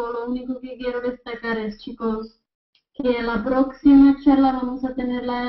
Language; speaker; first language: Spanish; non-native, fluent; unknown